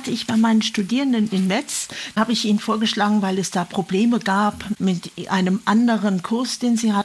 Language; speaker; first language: German; native; German